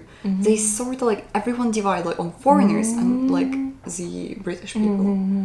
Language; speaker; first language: English; non-native, fluent; Russian